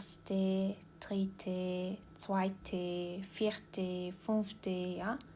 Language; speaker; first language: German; non-native, learner; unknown